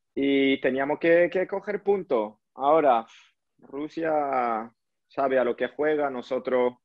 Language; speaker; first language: Spanish; early bilingual, heritage; French